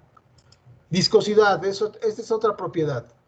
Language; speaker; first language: Spanish; native; Spanish